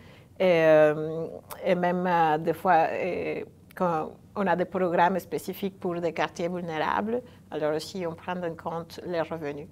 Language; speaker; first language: French; non-native, fluent; Spanish